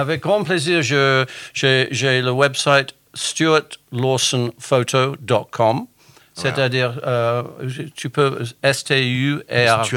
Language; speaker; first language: French; non-native, fluent; English